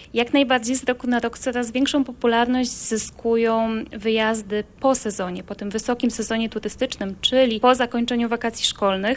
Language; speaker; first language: Polish; native; Polish